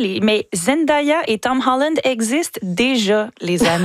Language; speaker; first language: French; native; French